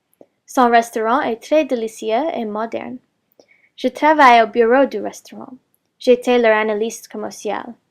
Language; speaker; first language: French; non-native, learner; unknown